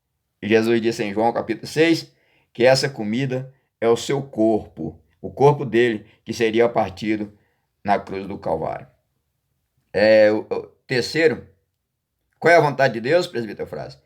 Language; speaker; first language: Portuguese; native; Portuguese